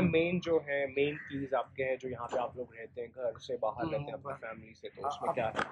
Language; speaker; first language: Hindi; native; Hindi